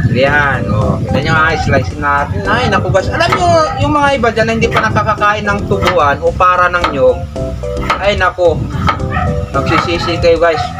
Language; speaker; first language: Filipino; non-native, local second language; Iloko